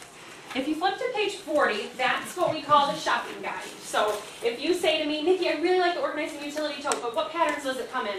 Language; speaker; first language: English; native; English